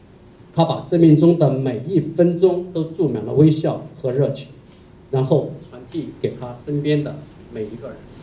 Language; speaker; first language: Chinese; native; Chinese